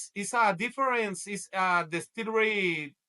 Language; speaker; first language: English; non-native, learner; Spanish